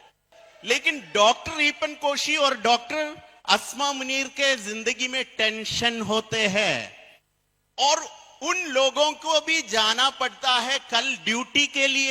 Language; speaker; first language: Hindi; non-native, fluent; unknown